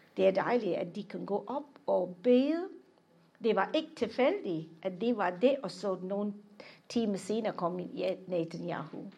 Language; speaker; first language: Danish; non-native, fluent; English